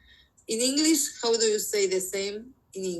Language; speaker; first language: English; non-native, learner; Spanish